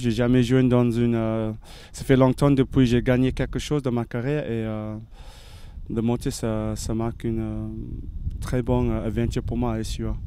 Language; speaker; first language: French; non-native, learner; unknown